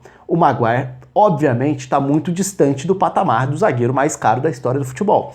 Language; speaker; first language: Portuguese; native; Portuguese